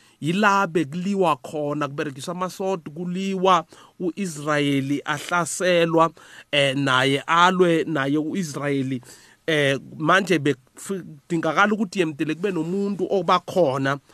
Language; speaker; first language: Zulu; non-native, local second language; South Ndebele